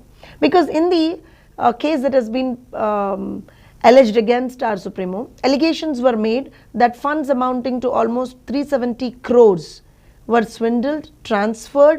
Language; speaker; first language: English; non-native, local second language; Telugu